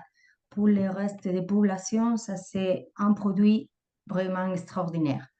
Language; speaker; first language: French; non-native, fluent; Spanish